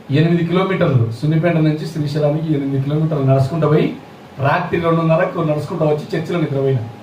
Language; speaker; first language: Telugu; non-native, local second language; Lambadi